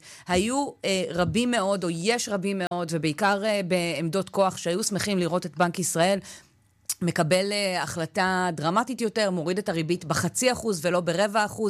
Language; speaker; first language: Hebrew; native; Hebrew